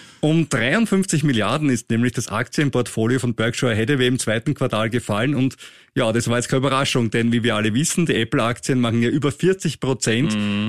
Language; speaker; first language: German; native; German